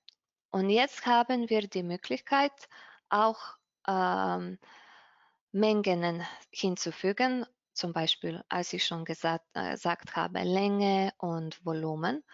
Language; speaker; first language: German; non-native, fluent; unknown